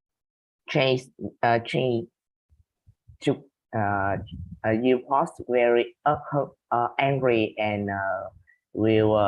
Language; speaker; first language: English; non-native, learner; Vietnamese